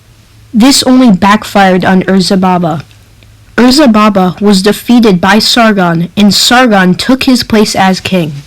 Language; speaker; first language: English; native; English